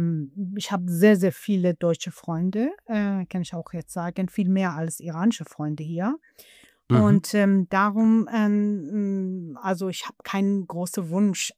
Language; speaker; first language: German; non-native, fluent; Persian